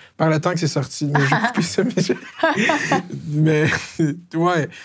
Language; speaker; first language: French; native; French